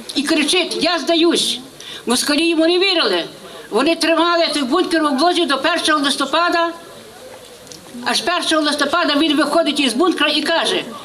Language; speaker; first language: Ukrainian; native; Ukrainian